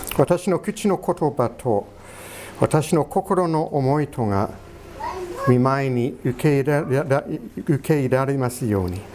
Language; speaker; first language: Japanese; non-native, fluent; English